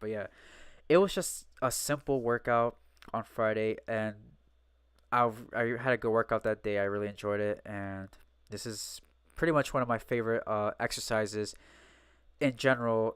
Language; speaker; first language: English; native; English